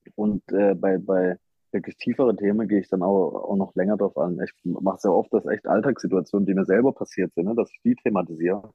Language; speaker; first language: German; native; German